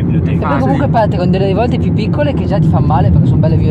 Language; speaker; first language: Italian; native; Italian